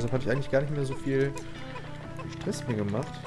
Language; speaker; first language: German; native; German